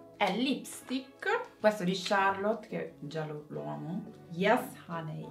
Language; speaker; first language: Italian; native; Italian